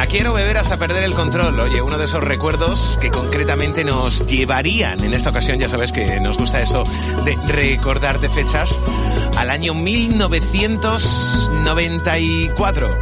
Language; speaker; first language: Spanish; native; Spanish